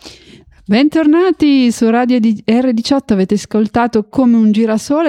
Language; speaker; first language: Italian; native; Italian